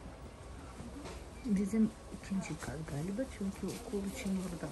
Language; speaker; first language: Turkish; non-native, learner; Russian